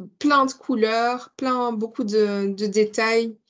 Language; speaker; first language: French; non-native, learner; English